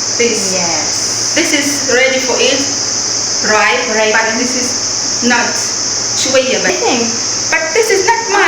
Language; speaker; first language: English; non-native, learner; Cebuano